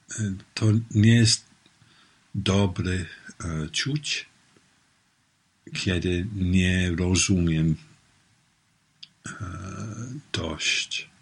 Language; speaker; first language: Polish; non-native, learner; English